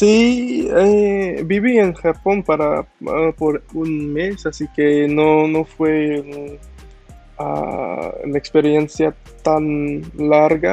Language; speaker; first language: Spanish; non-native, learner; English